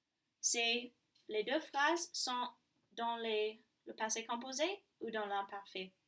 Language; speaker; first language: French; non-native, fluent; English